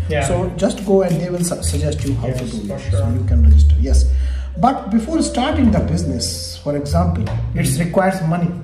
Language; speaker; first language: English; non-native, local second language; Hindi